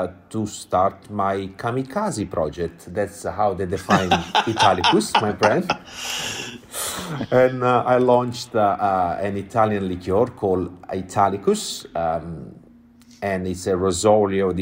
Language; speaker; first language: English; non-native, fluent; Italian